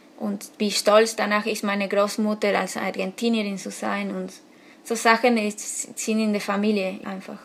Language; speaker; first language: German; non-native, fluent; Spanish